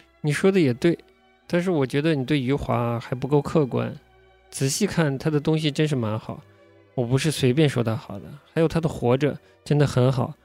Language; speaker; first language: Chinese; native; Chinese